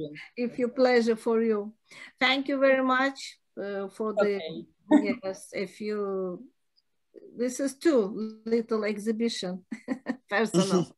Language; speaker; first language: English; non-native, learner; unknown